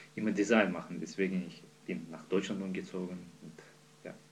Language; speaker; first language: German; non-native, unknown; Azerbaijani